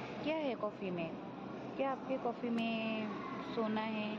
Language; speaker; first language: Hindi; non-native, local second language; Assamese